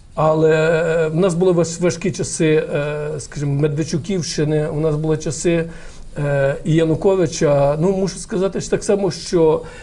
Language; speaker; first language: Ukrainian; native; Ukrainian